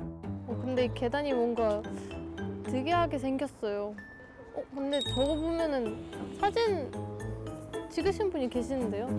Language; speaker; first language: Korean; non-native, fluent; German